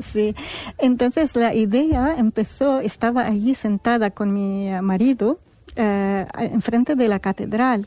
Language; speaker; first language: Spanish; non-native, fluent; Arabic